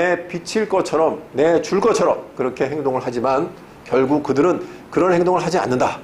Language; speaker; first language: Korean; native; Korean